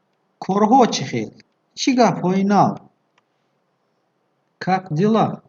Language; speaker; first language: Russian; non-native, fluent; Tajik